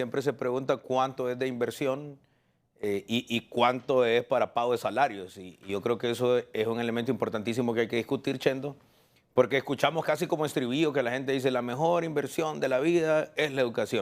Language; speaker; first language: Spanish; native; Spanish